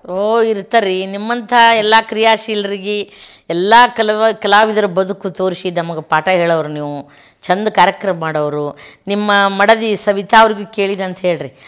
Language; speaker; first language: Kannada; native; Kannada